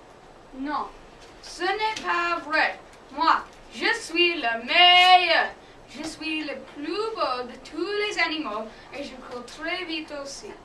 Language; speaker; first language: French; non-native, learner; English